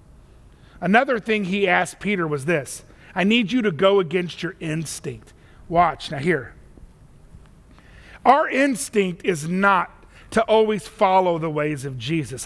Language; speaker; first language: English; native; English